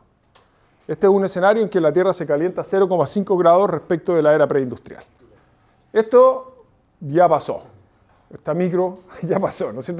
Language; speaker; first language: Spanish; native; Spanish